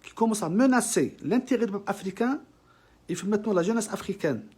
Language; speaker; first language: French; non-native, local second language; Arabic